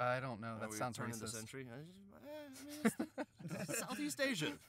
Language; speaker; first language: English; native; English